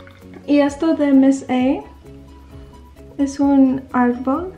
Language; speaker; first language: Spanish; early bilingual, heritage; Spanish